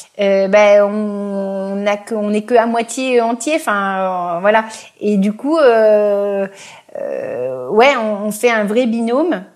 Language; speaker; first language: French; native; French